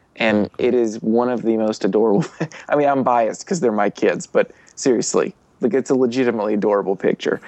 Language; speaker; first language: English; native; English